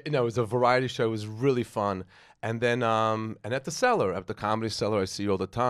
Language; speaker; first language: English; native; English